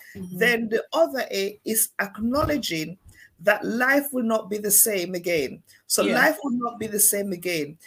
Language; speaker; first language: English; non-native, local second language; Krio